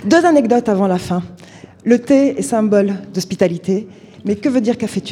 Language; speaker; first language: French; native; French